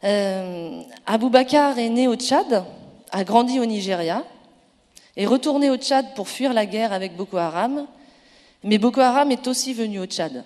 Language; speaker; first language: French; native; French